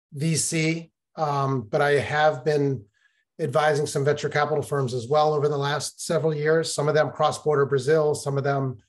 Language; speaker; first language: English; native; English